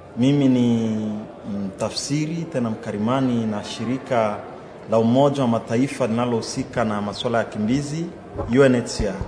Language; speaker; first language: Swahili; non-native, local second language; Bembe